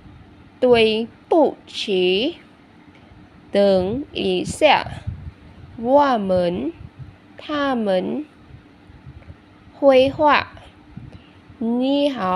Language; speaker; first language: Chinese; non-native, fluent; Khmer